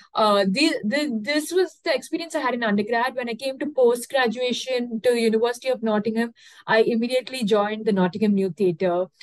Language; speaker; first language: English; non-native, local second language; Tamil